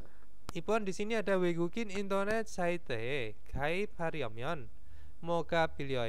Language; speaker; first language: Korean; non-native, fluent; Indonesian